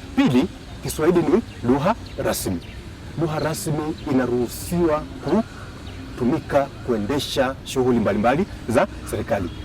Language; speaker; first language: Swahili; non-native, local second language; Luyia